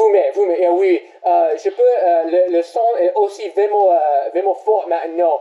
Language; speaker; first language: French; non-native, learner; English